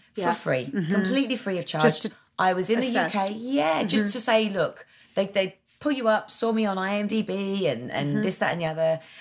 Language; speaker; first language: English; native; English